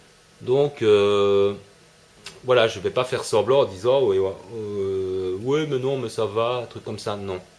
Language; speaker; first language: French; native; French